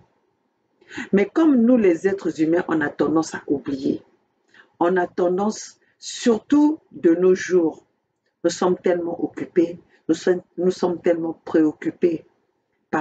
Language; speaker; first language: French; non-native, local second language; Kongo